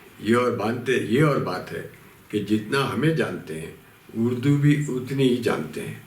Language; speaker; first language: Urdu; native; Urdu